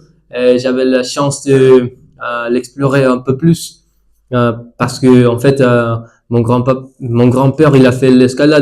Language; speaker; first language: French; non-native, fluent; English